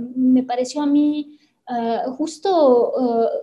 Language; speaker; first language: Spanish; non-native, fluent; Romanian